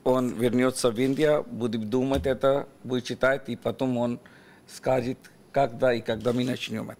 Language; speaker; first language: Russian; non-native, learner; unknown